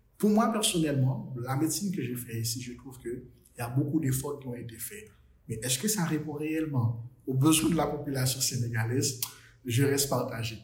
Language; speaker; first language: French; non-native, local second language; Haitian Creole